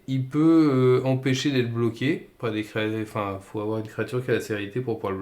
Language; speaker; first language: French; native; French